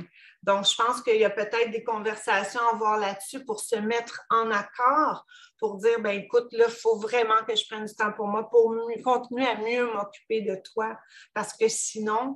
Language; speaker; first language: French; native; French